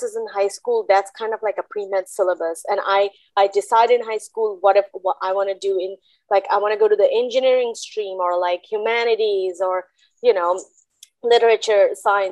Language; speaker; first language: English; non-native, local second language; Bangla